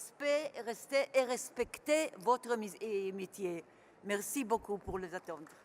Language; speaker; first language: French; non-native, learner; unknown